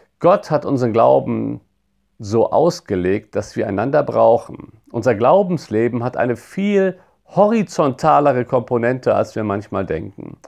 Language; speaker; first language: German; native; German